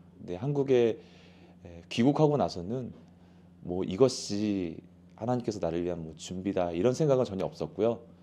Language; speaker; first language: Korean; native; Korean